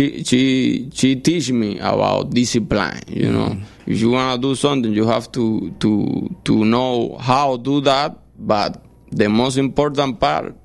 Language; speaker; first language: English; non-native, fluent; Spanish